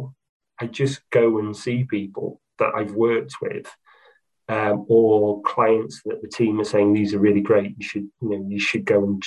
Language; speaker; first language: English; native; English